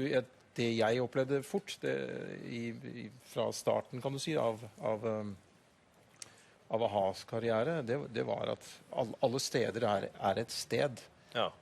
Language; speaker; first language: Norwegian; native; Norwegian